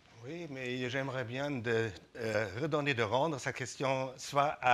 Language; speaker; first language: French; non-native, fluent; German